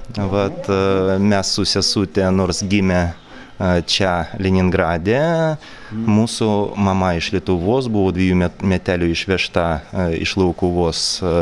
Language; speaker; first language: Lithuanian; early bilingual, heritage; Lithuanian